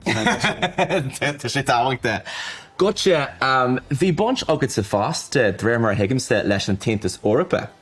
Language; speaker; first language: Irish; native; Irish